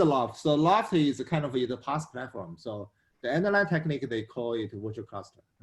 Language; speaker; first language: English; non-native, fluent; Chinese